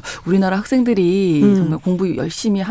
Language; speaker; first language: Korean; native; Korean